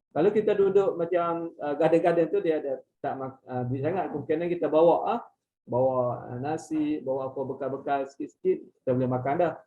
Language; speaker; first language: Malay; native; Malay